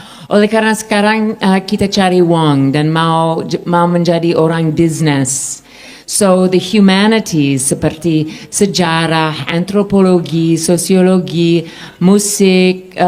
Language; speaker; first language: Indonesian; non-native, fluent; English